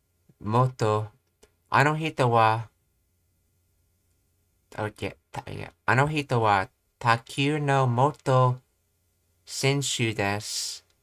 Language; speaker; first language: Japanese; non-native, learner; English